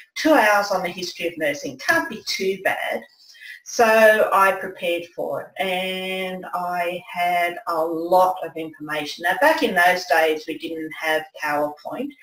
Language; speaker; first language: English; native; English